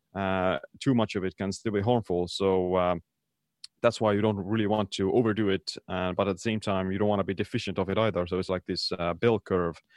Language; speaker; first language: English; non-native, fluent; Estonian